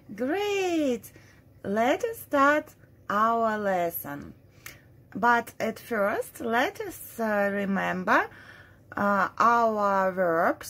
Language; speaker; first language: English; non-native, fluent; Russian